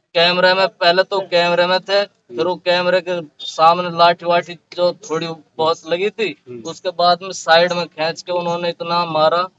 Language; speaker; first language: Hindi; native; Hindi